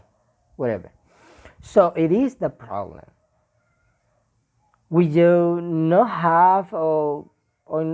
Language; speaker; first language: English; non-native, learner; Spanish